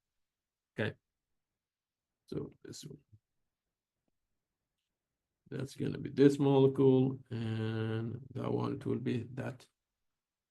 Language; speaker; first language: English; non-native, fluent; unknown